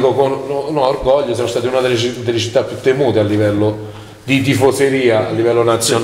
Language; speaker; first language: Italian; native; Italian